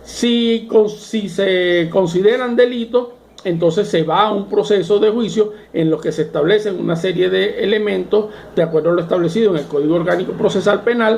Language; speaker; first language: Spanish; native; Spanish